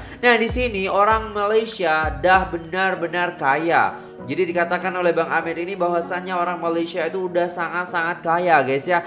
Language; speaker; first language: Indonesian; native; Indonesian